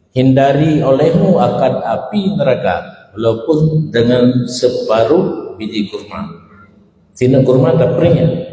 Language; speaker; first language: Malay; non-native, local second language; Achinese